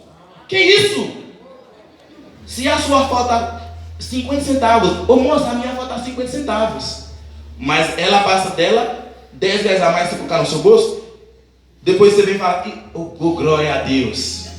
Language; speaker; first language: Portuguese; non-native, learner; Haitian Creole